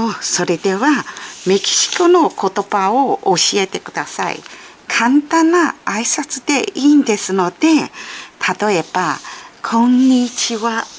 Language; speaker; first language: Japanese; native; Japanese